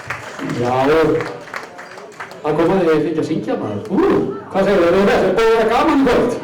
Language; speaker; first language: Icelandic; native; Icelandic